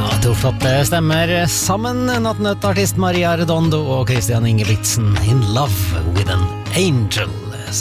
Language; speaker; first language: Norwegian; native; Norwegian